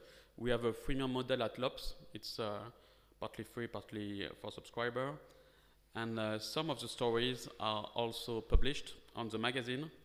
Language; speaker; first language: English; non-native, fluent; French